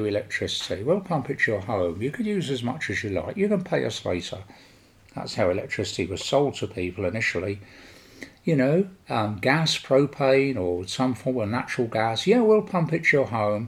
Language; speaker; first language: English; native; English